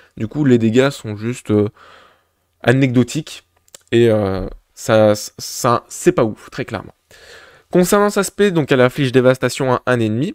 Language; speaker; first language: French; native; French